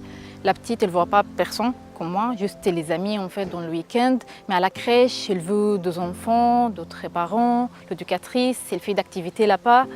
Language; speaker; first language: French; non-native, learner; Arabic